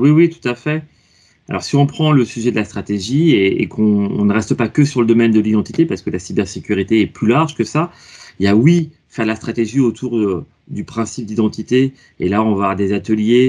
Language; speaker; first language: French; native; French